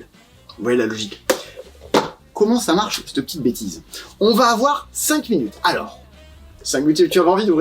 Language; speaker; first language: French; native; French